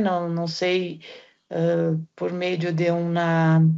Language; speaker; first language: Portuguese; non-native, fluent; Spanish